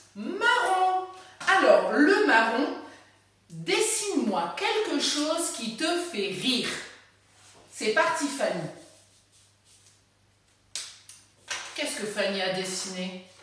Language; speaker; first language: French; native; French